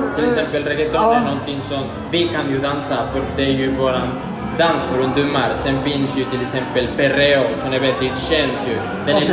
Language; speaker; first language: Swedish; early bilingual, other home language; Spanish